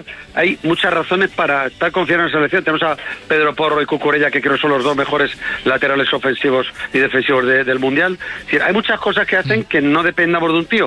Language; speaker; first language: Spanish; native; Spanish